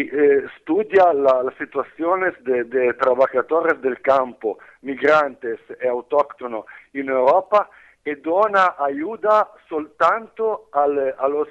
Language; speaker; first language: Spanish; non-native, learner; Italian